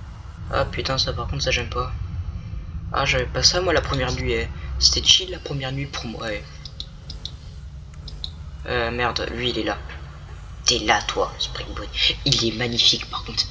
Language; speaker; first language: French; native; French